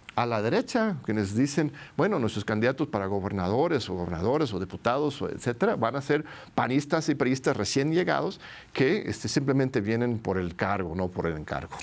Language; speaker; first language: Spanish; non-native, fluent; English